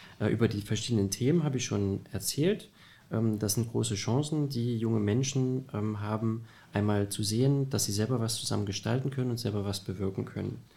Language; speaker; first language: German; native; German